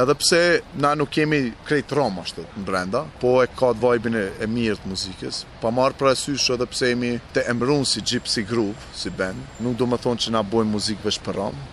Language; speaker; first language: Albanian; non-native, local second language; Romany